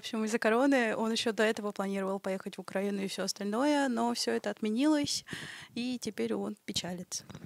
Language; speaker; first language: Russian; native; Russian